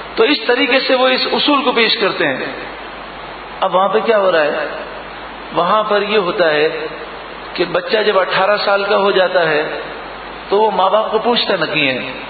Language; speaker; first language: Urdu; native; Urdu